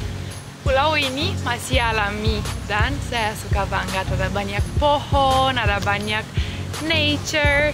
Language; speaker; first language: Indonesian; non-native, fluent; Russian